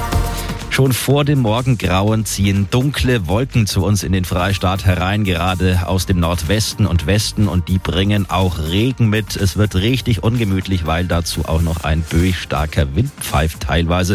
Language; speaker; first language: German; native; German